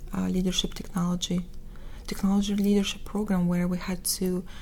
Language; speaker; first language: English; non-native, fluent; Russian